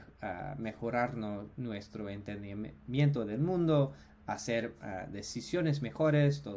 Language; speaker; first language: Spanish; non-native, fluent; English